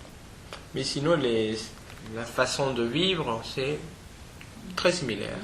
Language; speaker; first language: French; non-native, fluent; Spanish